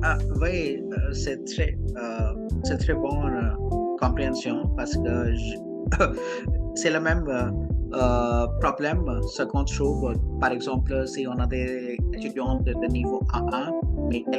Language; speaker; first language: French; non-native, local second language; Hindi